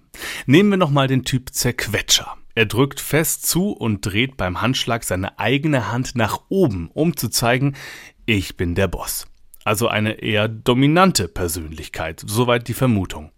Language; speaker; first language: German; native; German